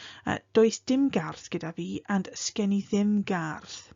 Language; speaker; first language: Welsh; non-native, local second language; English